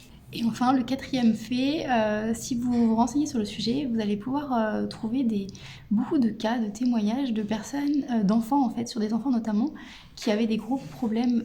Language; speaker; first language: French; native; French